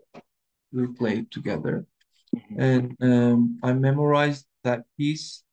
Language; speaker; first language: English; non-native, learner; Turkish